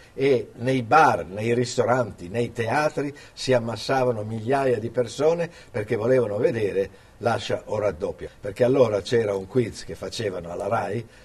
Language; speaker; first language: Italian; early bilingual, other home language; English